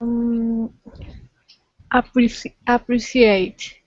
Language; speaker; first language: English; non-native, learner; Spanish